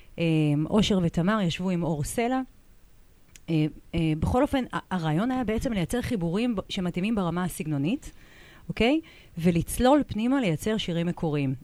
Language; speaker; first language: Hebrew; native; Hebrew